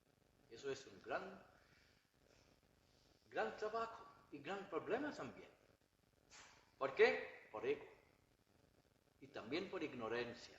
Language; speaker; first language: Spanish; non-native, learner; Bangla